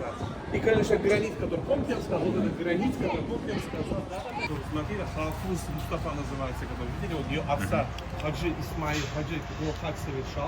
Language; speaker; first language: Russian; non-native, learner; Turkish